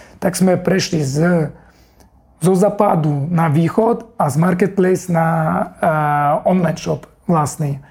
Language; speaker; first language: Slovak; non-native, fluent; Russian